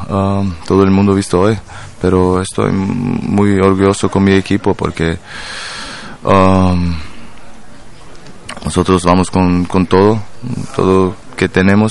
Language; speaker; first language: Spanish; non-native, learner; German